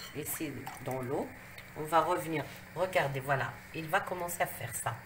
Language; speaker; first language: French; non-native, local second language; Arabic